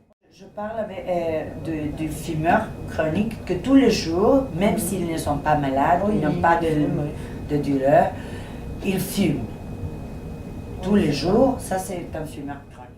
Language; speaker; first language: French; non-native, fluent; Spanish